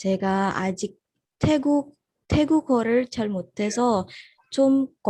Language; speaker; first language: Korean; non-native, learner; Indonesian